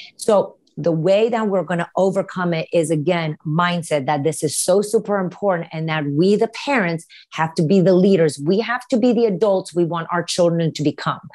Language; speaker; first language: English; early bilingual, other home language; Romanian